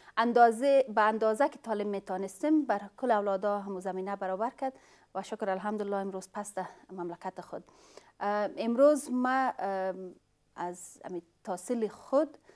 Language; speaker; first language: Persian; non-native, fluent; Pashto